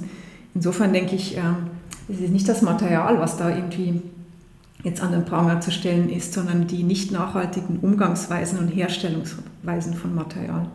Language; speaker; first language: German; native; German